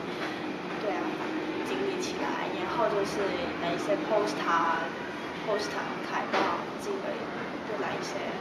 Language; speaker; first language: Chinese; non-native, local second language; Cantonese